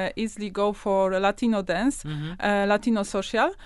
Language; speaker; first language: English; non-native, learner; Polish